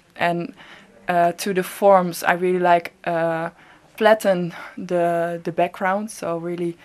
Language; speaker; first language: English; non-native, fluent; Dutch